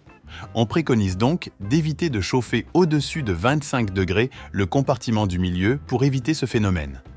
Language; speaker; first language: French; native; French